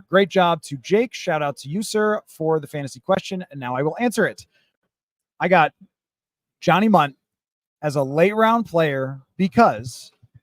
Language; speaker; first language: English; native; English